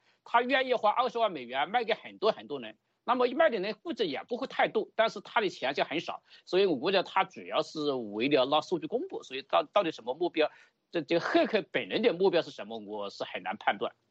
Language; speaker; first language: Chinese; native; Chinese